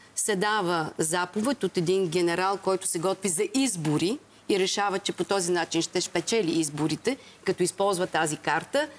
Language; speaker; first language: Bulgarian; native; Bulgarian